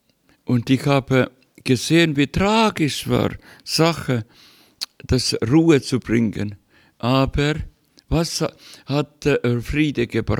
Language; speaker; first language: German; non-native, learner; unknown